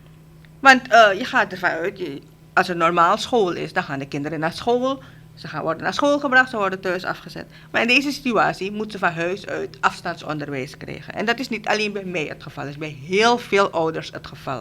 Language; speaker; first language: Dutch; native; Dutch